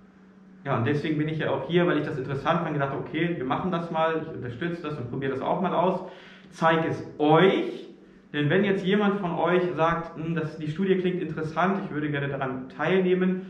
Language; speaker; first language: German; native; German